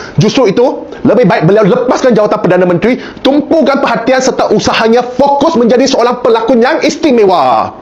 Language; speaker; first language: Malay; non-native, local second language; Chinese